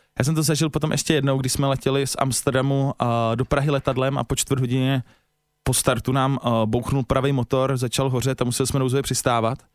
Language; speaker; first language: Czech; native; Czech